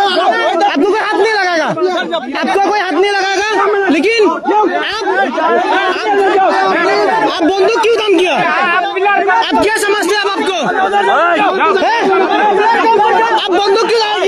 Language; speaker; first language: Hindi; non-native, learner; Bangla